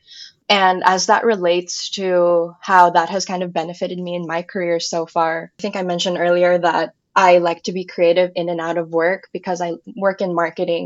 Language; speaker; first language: English; non-native, local second language; Filipino